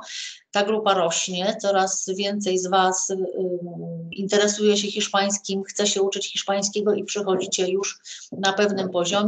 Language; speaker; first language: Polish; native; Polish